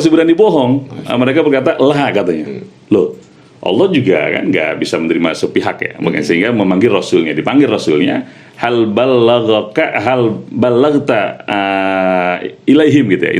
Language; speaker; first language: Indonesian; native; Indonesian